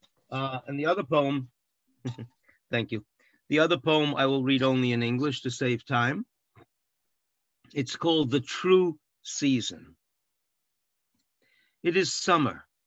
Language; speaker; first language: English; native; English